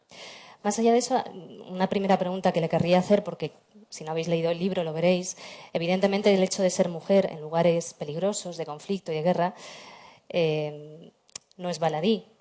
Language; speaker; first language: Spanish; native; Spanish